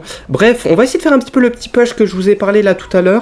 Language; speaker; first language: French; native; French